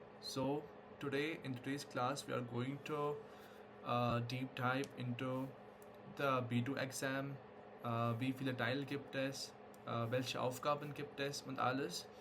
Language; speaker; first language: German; non-native, fluent; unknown